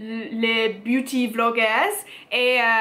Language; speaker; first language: French; non-native, learner; English